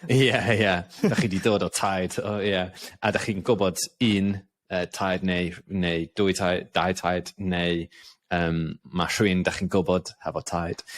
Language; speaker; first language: Welsh; non-native, local second language; English